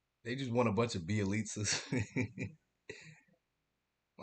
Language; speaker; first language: English; native; English